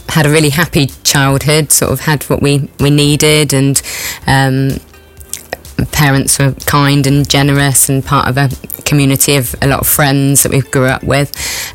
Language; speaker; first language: English; native; English